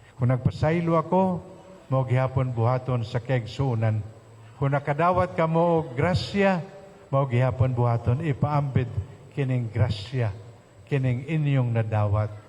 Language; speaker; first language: Cebuano; non-native, local second language; Hiligaynon